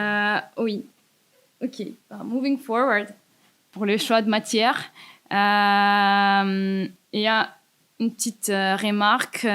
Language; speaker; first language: French; non-native, fluent; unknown